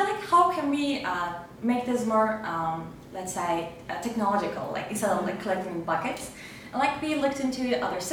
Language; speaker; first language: English; non-native, fluent; Turkish